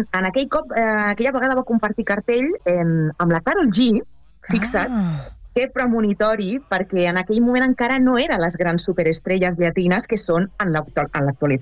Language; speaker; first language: Catalan; native; Catalan